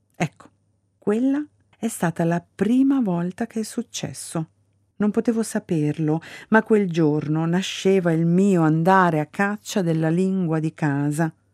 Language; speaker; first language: Italian; early bilingual, other home language; Galician